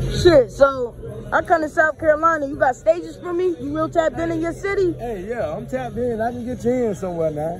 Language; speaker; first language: English; native; English